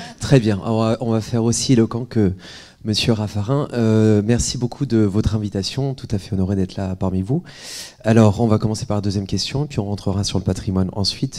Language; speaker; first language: French; native; French